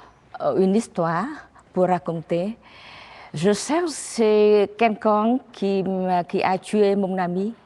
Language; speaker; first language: French; non-native, learner; Vietnamese